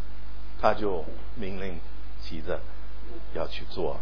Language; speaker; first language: Chinese; non-native, fluent; English